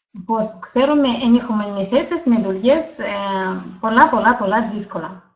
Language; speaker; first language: Greek; non-native, learner; Russian